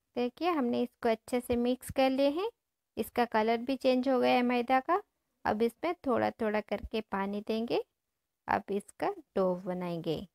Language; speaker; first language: Hindi; non-native, local second language; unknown